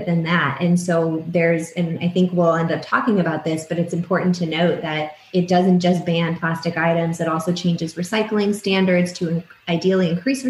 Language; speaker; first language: English; native; English